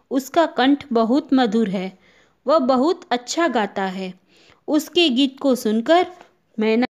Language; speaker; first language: Hindi; non-native, local second language; Gujarati